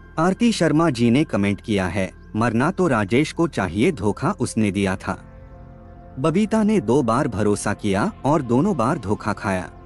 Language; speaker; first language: Hindi; native; Hindi